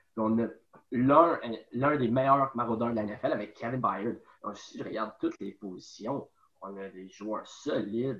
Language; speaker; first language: French; native; French